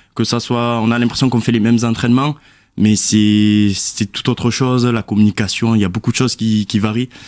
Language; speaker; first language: French; native; French